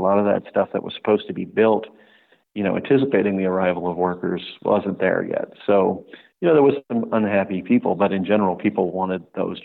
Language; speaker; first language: English; native; English